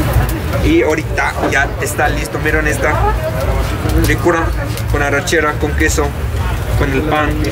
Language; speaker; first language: Spanish; non-native, learner; Arabic